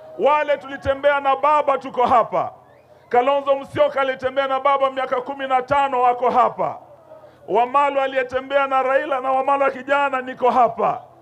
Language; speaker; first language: Swahili; non-native, local second language; Luyia